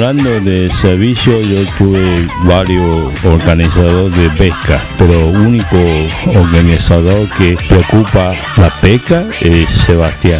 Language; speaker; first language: Spanish; non-native, learner; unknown